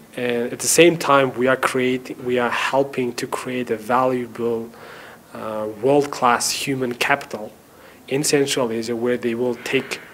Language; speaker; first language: English; non-native, fluent; Tajik